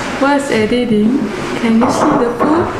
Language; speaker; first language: English; non-native, learner; Cantonese